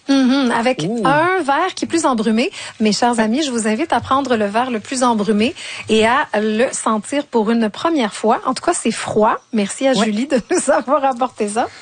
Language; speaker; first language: French; native; French